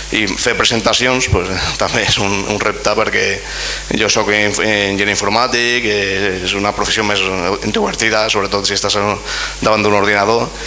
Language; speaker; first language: Catalan; non-native, local second language; Spanish